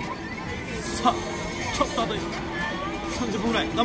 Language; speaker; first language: Japanese; native; Japanese